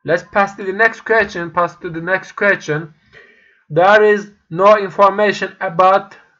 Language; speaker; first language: English; non-native, fluent; Turkish